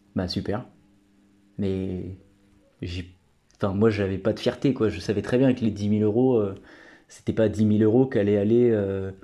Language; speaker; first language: French; native; French